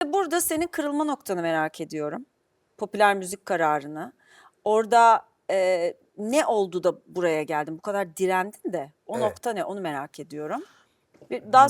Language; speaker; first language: Turkish; native; Turkish